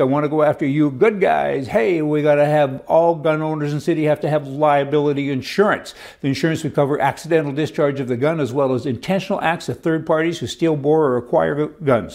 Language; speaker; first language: English; native; English